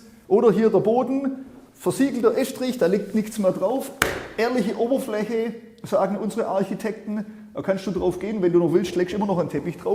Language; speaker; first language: German; native; German